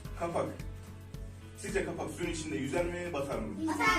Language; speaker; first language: Turkish; native; Turkish